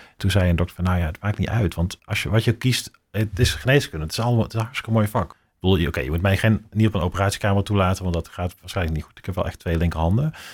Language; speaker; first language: Dutch; native; Dutch